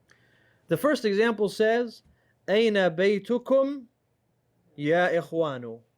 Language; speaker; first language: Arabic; non-native, fluent; English